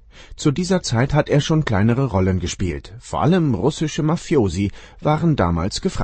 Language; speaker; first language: German; native; German